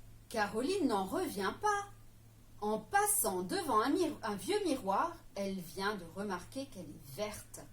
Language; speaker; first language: French; native; French